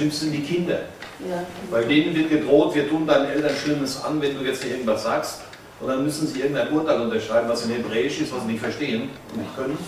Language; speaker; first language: German; native; German